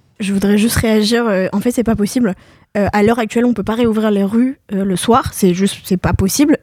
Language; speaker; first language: French; native; French